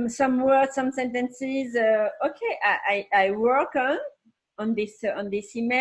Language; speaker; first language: English; non-native, learner; French